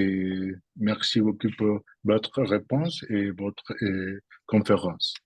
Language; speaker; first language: French; non-native, learner; Spanish